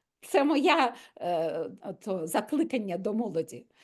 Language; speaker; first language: Ukrainian; non-native, local second language; Russian